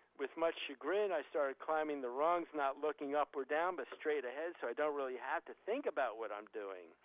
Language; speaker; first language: English; native; English